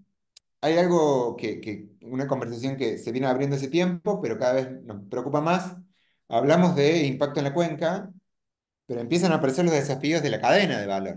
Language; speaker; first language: Spanish; native; Spanish